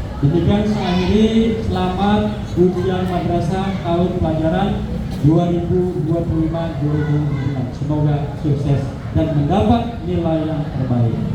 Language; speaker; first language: Indonesian; native; Indonesian